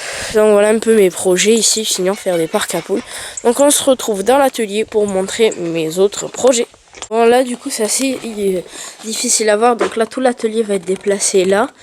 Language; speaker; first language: French; native; French